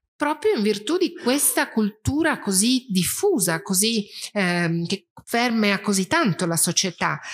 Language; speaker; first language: Italian; non-native, fluent; Persian